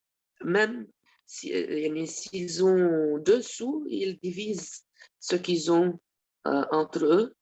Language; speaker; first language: French; non-native, local second language; Arabic